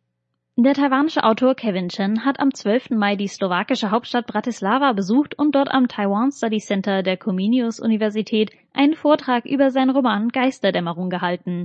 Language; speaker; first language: German; native; German